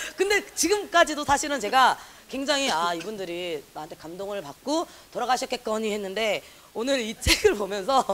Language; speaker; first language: Korean; native; Korean